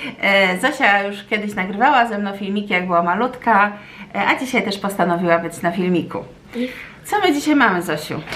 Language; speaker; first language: Polish; native; Polish